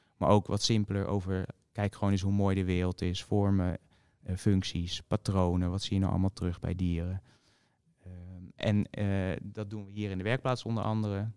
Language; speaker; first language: Dutch; native; Dutch